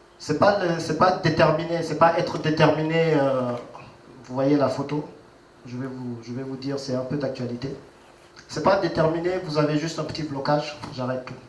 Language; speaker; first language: French; non-native, local second language; Wolof